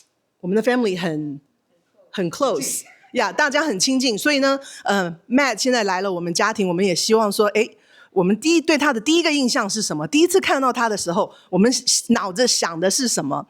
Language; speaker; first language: Chinese; early bilingual, heritage; Chinese